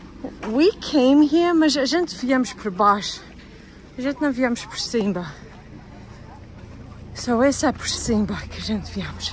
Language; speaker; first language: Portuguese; early bilingual, heritage; English